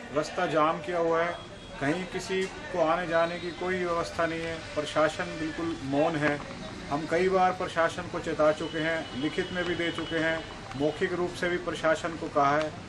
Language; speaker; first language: Hindi; native; Hindi